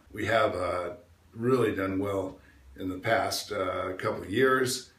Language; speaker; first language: English; native; English